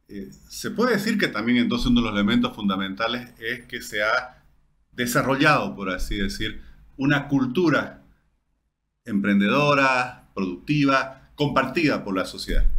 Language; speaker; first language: Spanish; native; Spanish